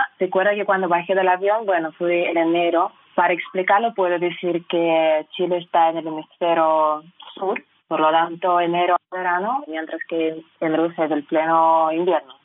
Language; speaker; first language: Spanish; non-native, fluent; Russian